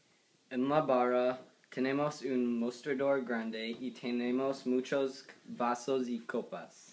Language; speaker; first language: Spanish; non-native, learner; English